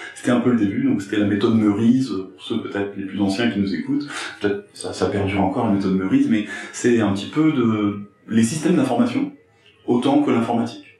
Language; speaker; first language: French; native; French